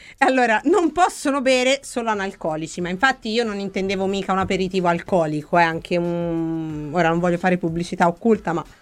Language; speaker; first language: Italian; native; Italian